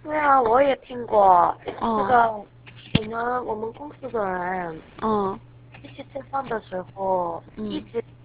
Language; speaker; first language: Chinese; non-native, learner; Korean